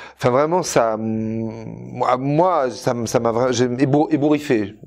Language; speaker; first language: French; native; French